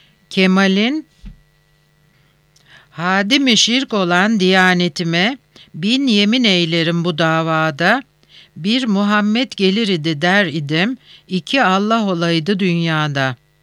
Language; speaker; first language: Turkish; native; Turkish